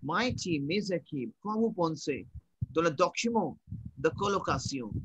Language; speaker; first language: French; non-native, learner; Hindi